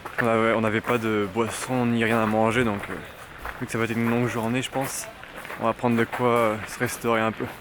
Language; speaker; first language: French; native; French